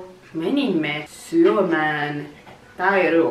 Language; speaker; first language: Finnish; non-native, learner; Japanese